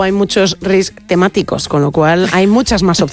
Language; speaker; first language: Spanish; native; Spanish